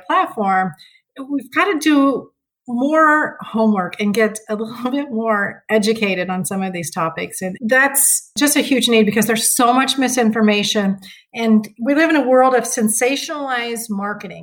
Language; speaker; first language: English; native; English